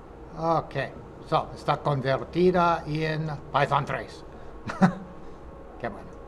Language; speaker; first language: Spanish; non-native, fluent; English